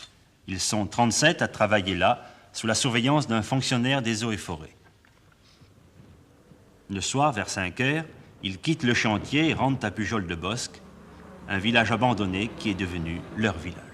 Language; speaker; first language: French; native; French